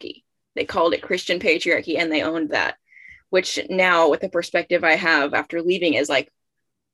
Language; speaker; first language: English; native; English